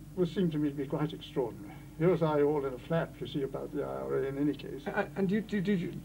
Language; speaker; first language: English; native; English